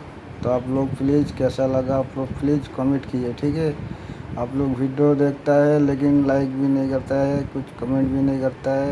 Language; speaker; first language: Hindi; non-native, fluent; Bangla